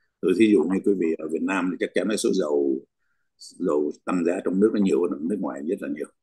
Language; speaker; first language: Vietnamese; native; Vietnamese